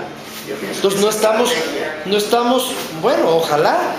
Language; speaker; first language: Spanish; native; Spanish